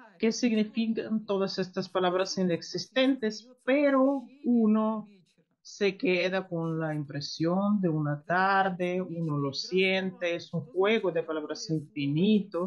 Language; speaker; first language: Spanish; non-native, fluent; Russian